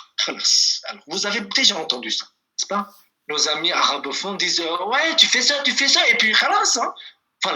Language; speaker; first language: French; non-native, fluent; Kurdish